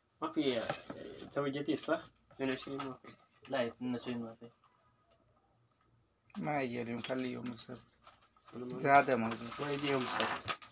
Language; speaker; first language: Arabic; non-native, learner; Hindi